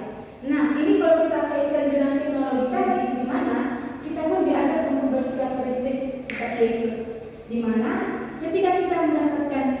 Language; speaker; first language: Indonesian; native; Indonesian